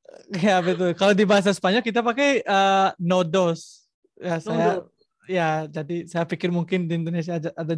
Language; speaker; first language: Indonesian; non-native, learner; Spanish